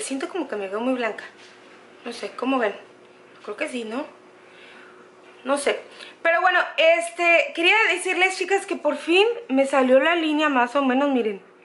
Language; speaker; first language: Spanish; native; Spanish